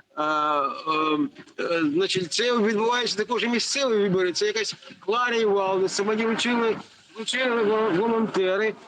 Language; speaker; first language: Ukrainian; native; Ukrainian